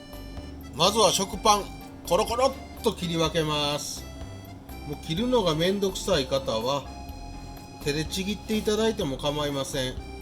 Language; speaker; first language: Japanese; native; Japanese